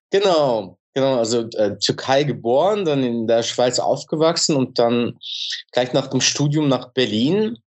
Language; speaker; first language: German; early bilingual, other home language; Turkish